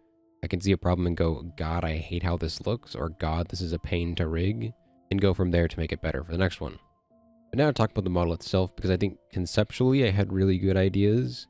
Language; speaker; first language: English; native; English